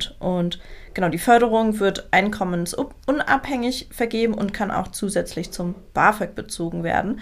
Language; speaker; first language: German; native; German